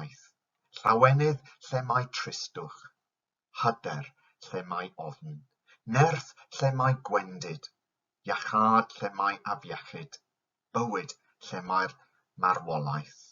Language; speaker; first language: Welsh; non-native, fluent; English